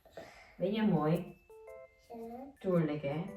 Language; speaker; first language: Dutch; non-native, learner; Cebuano